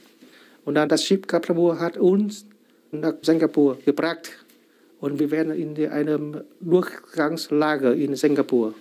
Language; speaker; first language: German; non-native, learner; Vietnamese